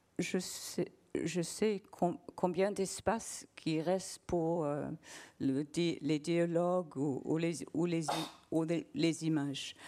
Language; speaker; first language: French; non-native, learner; English